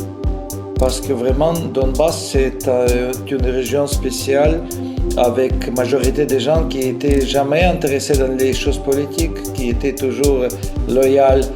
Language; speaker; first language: French; non-native, fluent; Russian